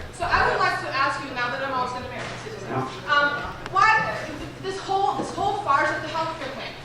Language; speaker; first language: English; non-native, fluent; German